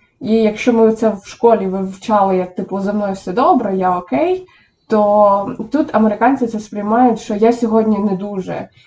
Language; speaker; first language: Ukrainian; native; Ukrainian